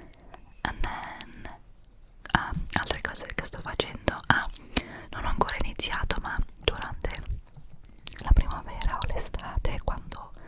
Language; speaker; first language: Italian; non-native, fluent; English